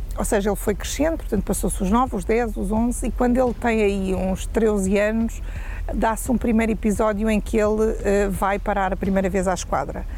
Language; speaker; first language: Portuguese; native; Portuguese